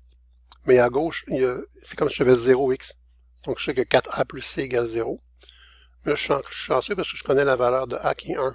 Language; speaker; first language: French; native; French